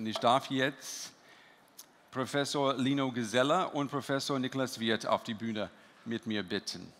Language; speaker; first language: German; non-native, fluent; English